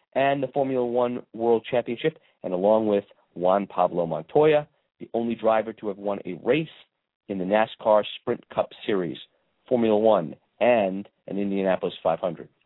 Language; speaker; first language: English; native; English